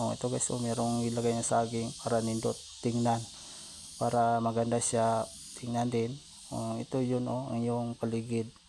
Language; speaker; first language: Filipino; non-native, local second language; Cebuano